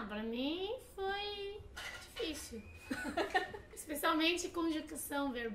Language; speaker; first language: Portuguese; non-native, fluent; Chinese